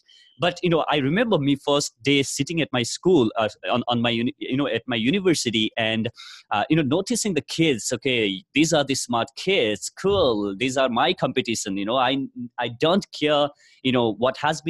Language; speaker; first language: English; non-native, local second language; Nepali